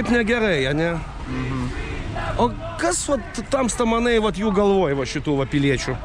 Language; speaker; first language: Lithuanian; native; Lithuanian